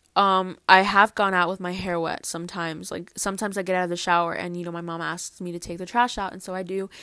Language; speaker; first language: English; early bilingual, other home language; Spanish